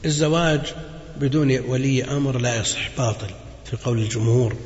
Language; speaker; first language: Arabic; native; Arabic